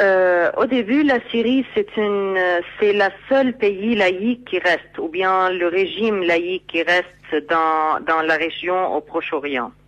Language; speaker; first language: French; non-native, fluent; Arabic